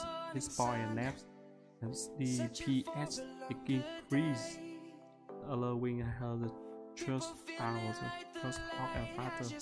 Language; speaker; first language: English; non-native, learner; Vietnamese